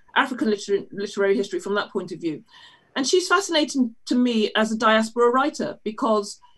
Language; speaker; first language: English; native; English